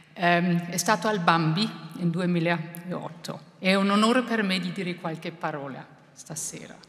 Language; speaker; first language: Italian; non-native, learner; German